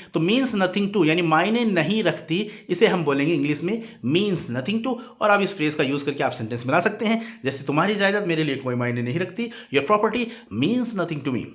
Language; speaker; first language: Hindi; native; Hindi